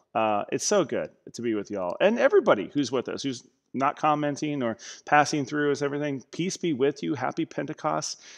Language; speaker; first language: English; native; English